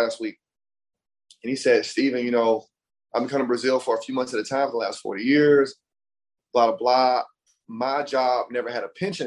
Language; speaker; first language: English; native; English